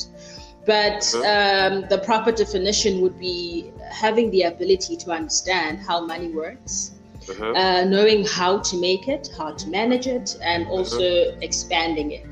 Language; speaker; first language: English; non-native, local second language; Xhosa